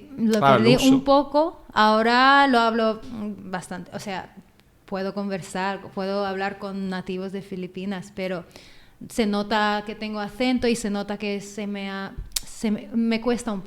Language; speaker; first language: Spanish; non-native, fluent; Filipino